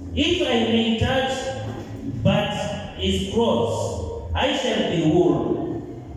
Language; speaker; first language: English; non-native, local second language; Swahili